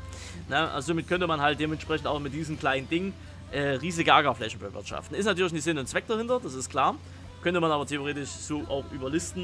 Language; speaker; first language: German; native; German